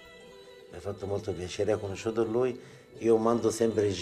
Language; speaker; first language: Italian; non-native, learner; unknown